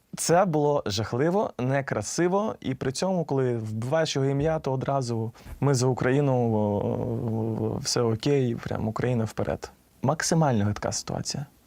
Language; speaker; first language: Ukrainian; non-native, local second language; Russian